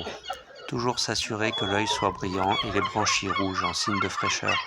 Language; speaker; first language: French; native; French